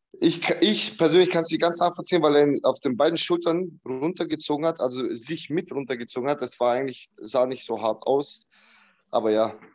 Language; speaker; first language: German; early bilingual, other home language; Bosnian